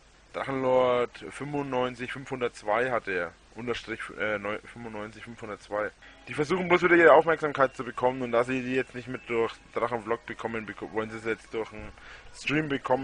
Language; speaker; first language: German; native; German